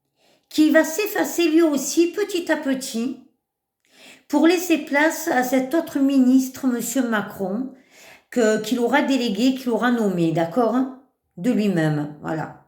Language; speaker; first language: French; native; French